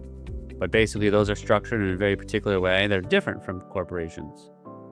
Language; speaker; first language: English; native; English